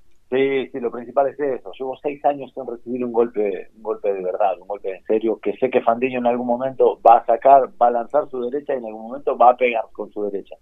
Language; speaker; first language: Spanish; native; Spanish